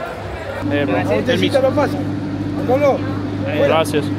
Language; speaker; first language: Spanish; non-native, learner; English